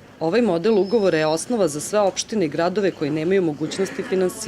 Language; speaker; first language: Serbian; native; Serbian